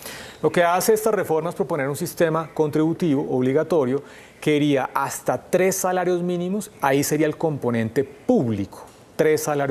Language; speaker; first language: Spanish; native; Spanish